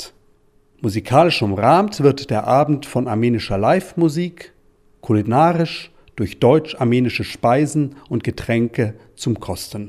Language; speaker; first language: German; native; German